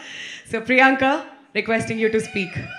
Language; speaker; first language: Telugu; native; Telugu